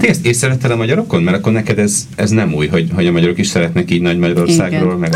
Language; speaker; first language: Hungarian; native; Hungarian